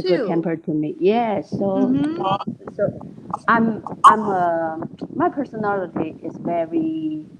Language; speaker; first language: English; non-native, learner; Chinese